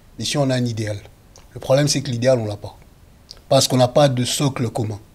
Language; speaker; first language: French; early bilingual, other home language; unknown